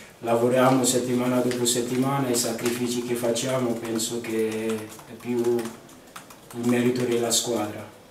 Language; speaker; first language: Italian; non-native, fluent; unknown